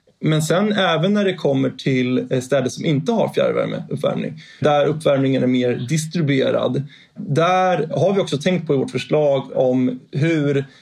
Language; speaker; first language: Swedish; native; Swedish